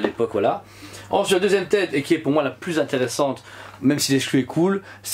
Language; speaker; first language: French; native; French